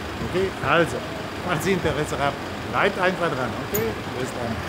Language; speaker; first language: German; non-native, fluent; Polish